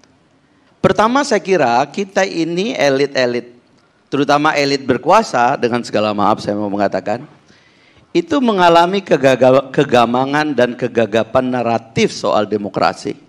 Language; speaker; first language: Indonesian; native; Indonesian